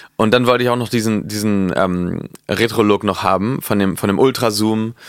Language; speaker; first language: German; non-native, fluent; Spanish